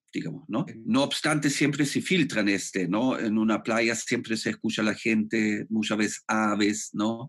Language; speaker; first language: Spanish; non-native, fluent; German